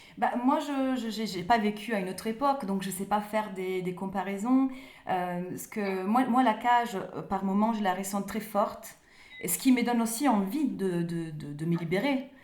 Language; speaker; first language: French; non-native, fluent; Italian